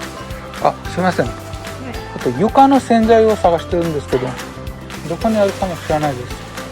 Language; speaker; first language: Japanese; non-native, learner; Hindi